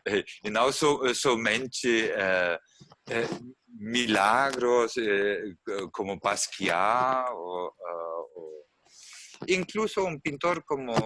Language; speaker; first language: Portuguese; non-native, learner; German